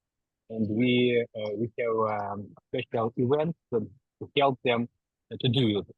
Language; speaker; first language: English; non-native, learner; Ukrainian